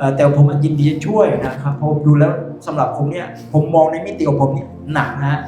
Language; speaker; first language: Thai; non-native, local second language; Pattani Malay